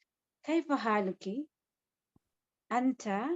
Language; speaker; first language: Arabic; non-native, learner; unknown